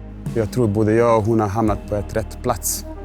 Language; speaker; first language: Swedish; non-native, fluent; Bosnian